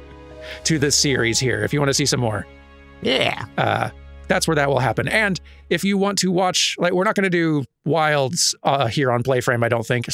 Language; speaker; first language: English; native; English